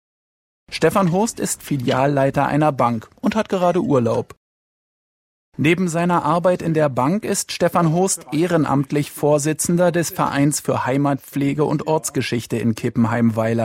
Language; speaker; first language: German; native; German